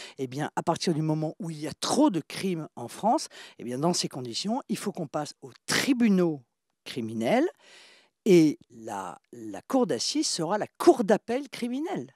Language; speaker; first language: French; native; French